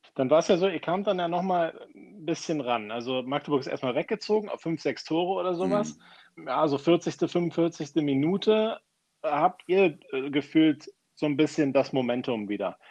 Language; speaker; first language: German; native; German